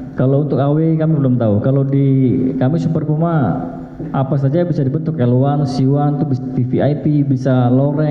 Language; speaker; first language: Indonesian; native; Indonesian